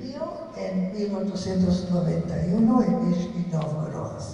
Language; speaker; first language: Spanish; non-native, fluent; English